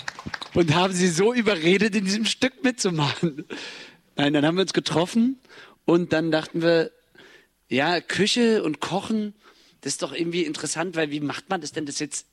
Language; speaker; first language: German; native; German